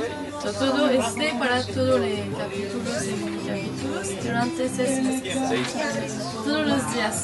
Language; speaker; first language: Spanish; non-native, learner; French